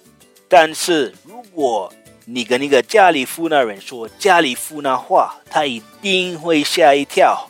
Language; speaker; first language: Chinese; non-native, fluent; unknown